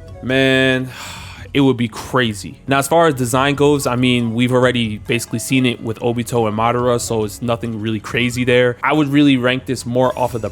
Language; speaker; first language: English; native; English